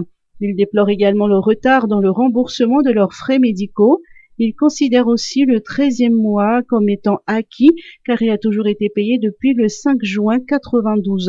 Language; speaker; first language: French; non-native, local second language; Malagasy